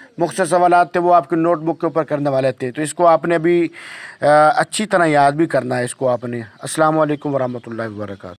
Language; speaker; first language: Urdu; native; Urdu